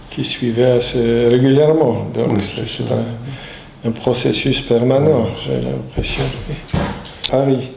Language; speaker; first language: French; non-native, fluent; Polish